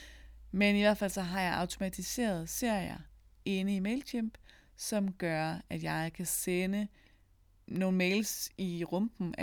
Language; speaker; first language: Danish; native; Danish